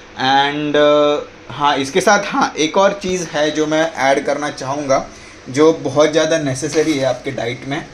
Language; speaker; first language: Hindi; non-native, local second language; Marathi